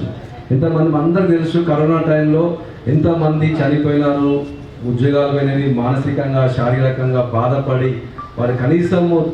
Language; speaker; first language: Telugu; native; Telugu